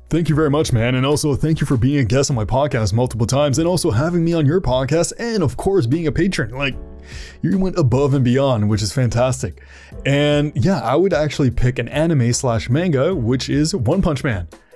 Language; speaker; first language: English; early bilingual, other home language; French